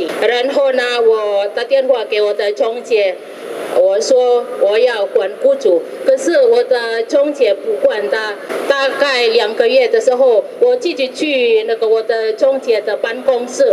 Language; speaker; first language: Chinese; non-native, learner; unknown